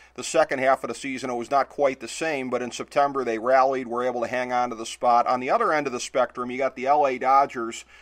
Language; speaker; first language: English; native; English